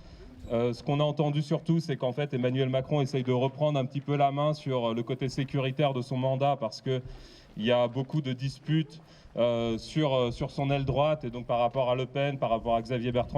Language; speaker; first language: French; native; French